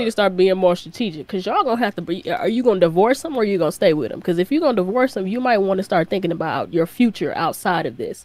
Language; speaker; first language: English; native; English